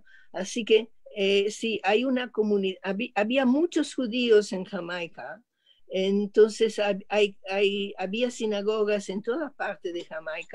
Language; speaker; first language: Spanish; non-native, fluent; French